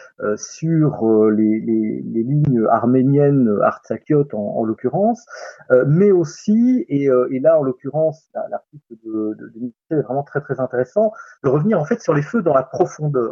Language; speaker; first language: French; native; French